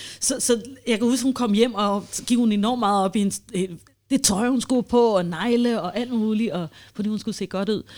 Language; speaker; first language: Danish; early bilingual, heritage; Danish